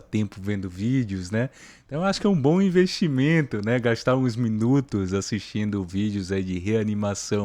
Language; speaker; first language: Portuguese; native; Portuguese